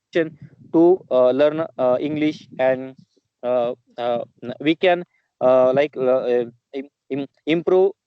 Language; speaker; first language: English; non-native, learner; Marathi